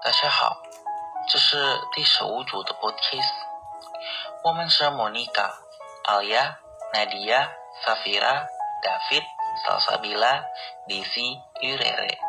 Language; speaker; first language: Chinese; non-native, learner; Indonesian